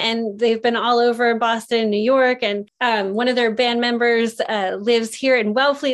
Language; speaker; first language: English; native; English